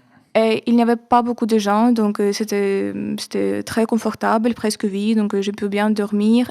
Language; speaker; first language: French; non-native, fluent; Ukrainian